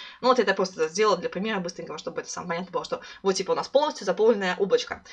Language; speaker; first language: Russian; native; Russian